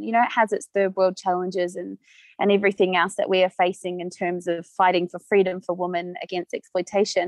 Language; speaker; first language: English; native; English